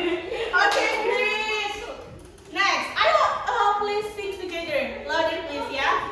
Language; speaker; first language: English; non-native, learner; Indonesian